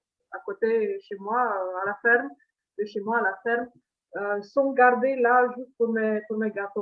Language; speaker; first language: French; non-native, fluent; Italian